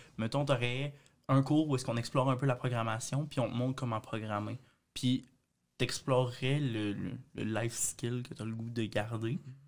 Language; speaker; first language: French; native; French